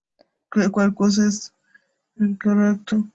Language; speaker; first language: Spanish; non-native, learner; Russian